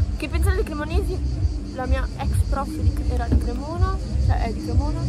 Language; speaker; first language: Italian; native; Italian